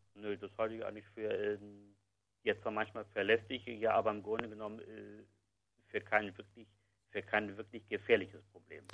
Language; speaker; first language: German; native; German